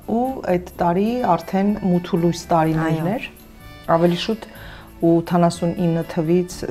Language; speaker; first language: Armenian; native; Armenian